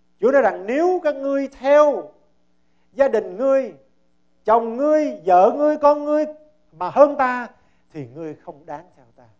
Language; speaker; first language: Vietnamese; early bilingual, heritage; Vietnamese